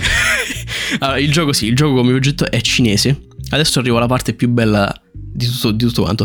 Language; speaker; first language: Italian; native; Italian